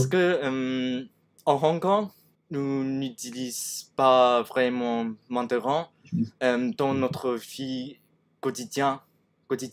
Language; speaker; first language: French; non-native, learner; Cantonese